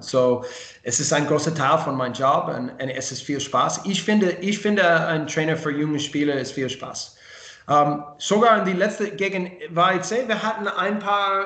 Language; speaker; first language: German; non-native, learner; English